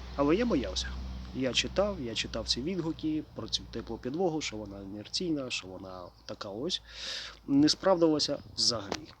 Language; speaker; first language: Ukrainian; native; Ukrainian